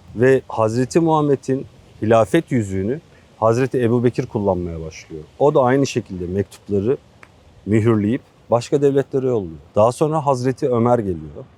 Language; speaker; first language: Turkish; native; Turkish